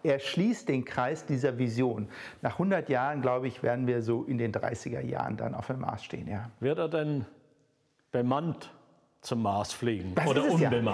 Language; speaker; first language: German; native; German